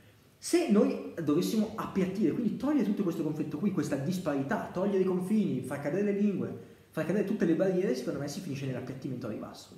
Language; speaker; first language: Italian; native; Italian